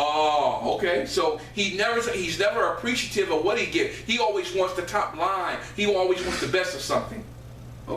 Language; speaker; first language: English; native; English